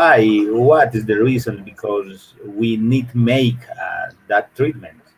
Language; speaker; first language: English; non-native, learner; Spanish